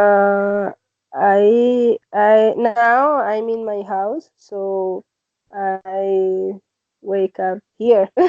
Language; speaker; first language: English; non-native, learner; Spanish